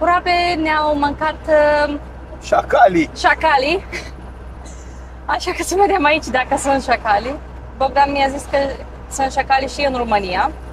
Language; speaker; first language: Romanian; non-native, fluent; Bulgarian